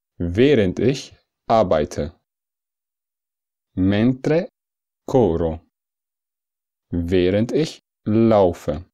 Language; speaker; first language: German; early bilingual, other home language; Italian